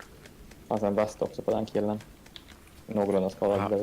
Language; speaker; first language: Swedish; native; Swedish